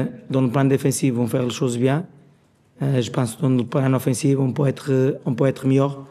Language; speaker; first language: French; non-native, learner; Portuguese